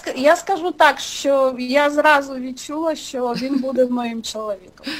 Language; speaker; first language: Ukrainian; native; Ukrainian